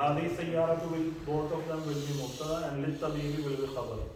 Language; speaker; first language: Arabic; non-native, fluent; Urdu